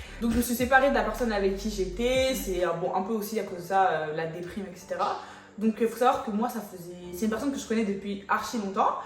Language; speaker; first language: French; native; French